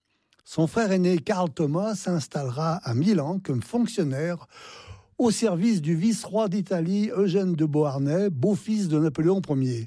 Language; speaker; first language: French; native; French